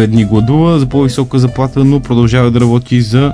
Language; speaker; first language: Bulgarian; native; Bulgarian